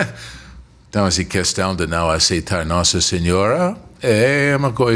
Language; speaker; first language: Portuguese; non-native, fluent; English